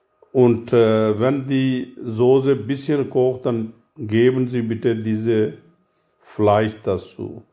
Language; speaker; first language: German; non-native, learner; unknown